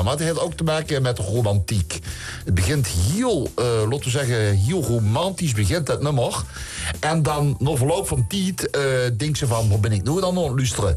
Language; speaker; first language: Dutch; native; Dutch